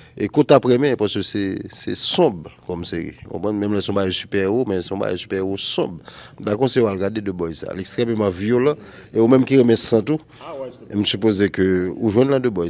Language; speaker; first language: French; non-native, local second language; Haitian Creole